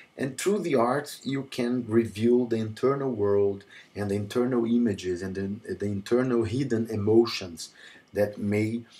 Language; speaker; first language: English; non-native, fluent; Portuguese